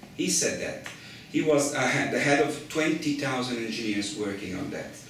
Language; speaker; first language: English; non-native, fluent; Italian